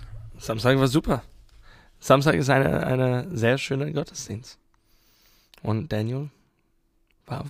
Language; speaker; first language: German; non-native, fluent; English